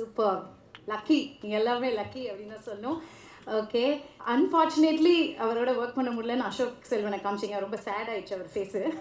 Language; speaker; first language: Tamil; native; Tamil